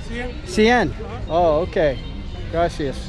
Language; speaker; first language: Spanish; non-native, learner; English